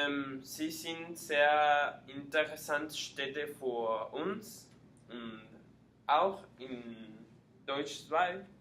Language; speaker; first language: German; non-native, learner; Spanish